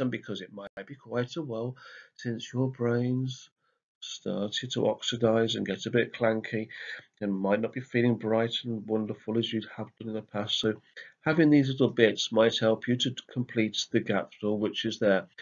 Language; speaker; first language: English; native; English